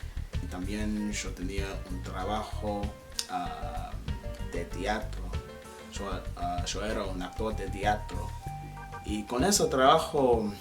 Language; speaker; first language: Spanish; non-native, fluent; English